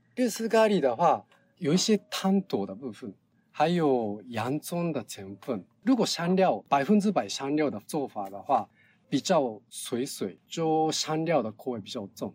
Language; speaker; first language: Chinese; non-native, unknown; Japanese